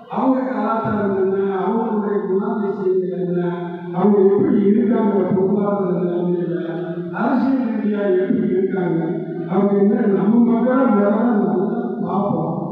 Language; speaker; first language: Tamil; non-native, local second language; Telugu